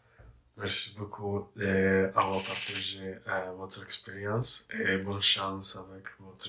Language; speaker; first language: French; non-native, fluent; English